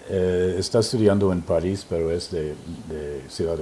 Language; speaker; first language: Spanish; non-native, fluent; English